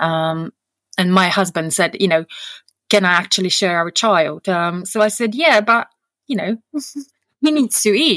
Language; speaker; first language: English; non-native, fluent; Slovak